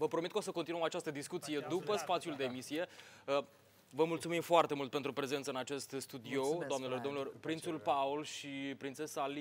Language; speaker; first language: Romanian; native; Romanian